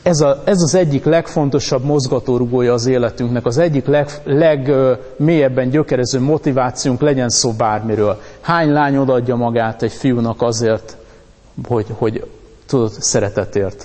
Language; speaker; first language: Hungarian; native; Hungarian